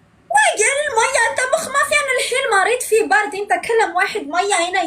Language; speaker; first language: Arabic; non-native, learner; Pashto